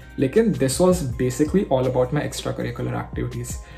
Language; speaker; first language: English; non-native, local second language; Hindi